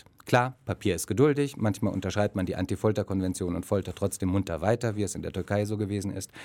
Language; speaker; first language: German; native; German